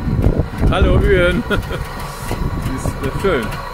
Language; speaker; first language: German; native; German